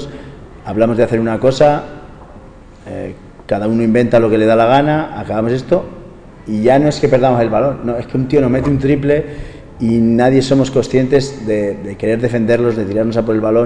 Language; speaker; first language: Spanish; native; Spanish